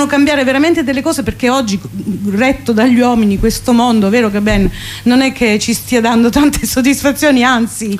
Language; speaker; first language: Italian; native; Italian